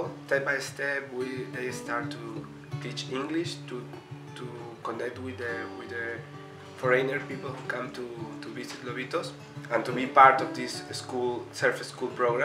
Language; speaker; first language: English; non-native, fluent; Spanish